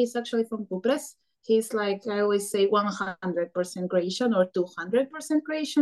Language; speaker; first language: English; non-native, fluent; Spanish